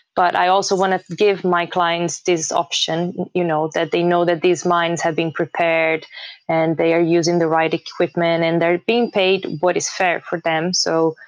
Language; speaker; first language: English; early bilingual, heritage; Portuguese